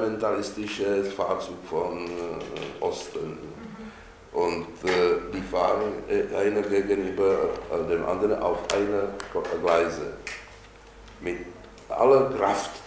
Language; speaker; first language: German; non-native, fluent; Czech